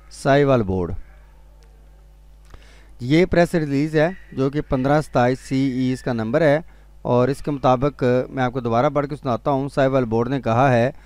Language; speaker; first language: Urdu; non-native, local second language; Punjabi